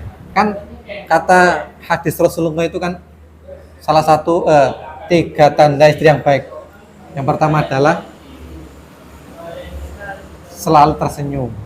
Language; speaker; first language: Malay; non-native, local second language; Javanese